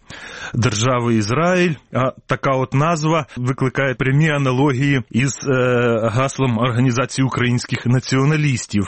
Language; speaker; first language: Ukrainian; native; Ukrainian